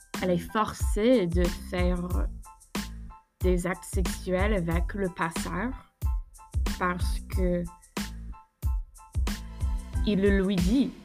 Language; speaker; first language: French; non-native, fluent; English